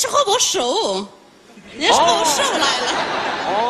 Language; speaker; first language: Chinese; non-native, fluent; Armenian